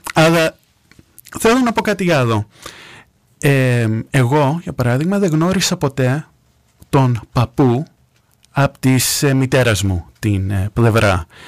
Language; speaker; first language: Greek; early bilingual, heritage; Greek